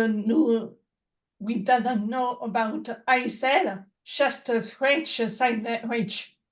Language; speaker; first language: English; non-native, learner; French